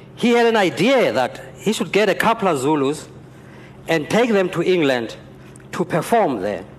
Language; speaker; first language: English; non-native, local second language; Xhosa